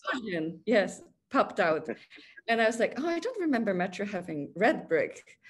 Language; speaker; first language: English; non-native, fluent; Polish